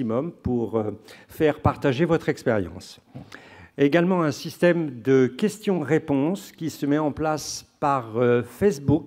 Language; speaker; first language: French; native; French